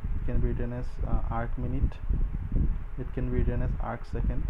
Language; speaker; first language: English; non-native, local second language; Assamese